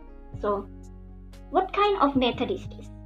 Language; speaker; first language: English; non-native, learner; Indonesian